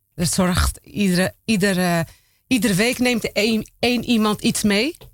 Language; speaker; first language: Dutch; early bilingual, other home language; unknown